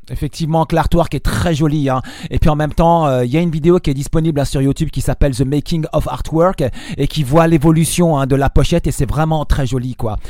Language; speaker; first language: French; native; French